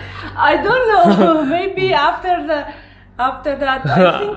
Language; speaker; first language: English; non-native, learner; Persian